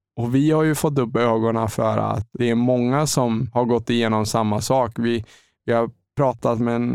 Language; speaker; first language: Swedish; native; Swedish